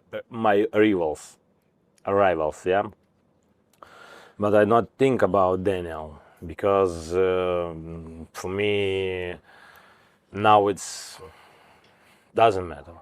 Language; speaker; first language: English; non-native, learner; Ukrainian